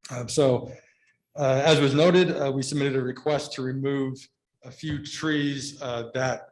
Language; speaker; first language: English; native; English